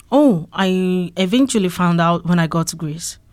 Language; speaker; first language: English; non-native, local second language; Yoruba